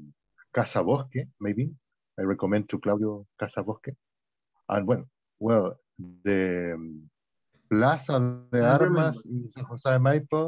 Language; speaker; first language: English; non-native, learner; Spanish